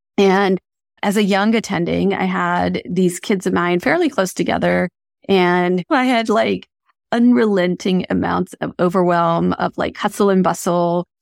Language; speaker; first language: English; early bilingual, other home language; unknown